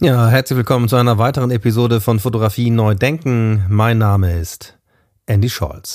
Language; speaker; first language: German; native; German